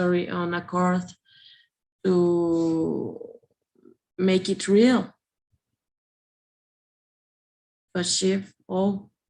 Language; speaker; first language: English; non-native, learner; Spanish